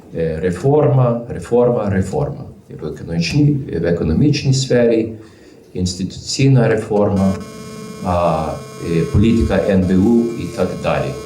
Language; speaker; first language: Ukrainian; early bilingual, heritage; Ukrainian